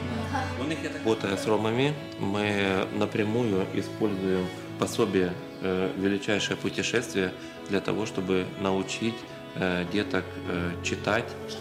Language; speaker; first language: Russian; native; Russian